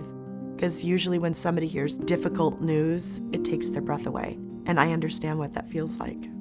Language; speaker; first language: English; native; English